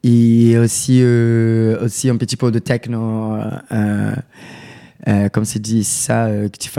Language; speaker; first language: French; non-native, learner; Portuguese